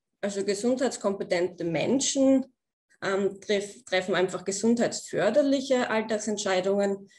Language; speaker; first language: German; native; German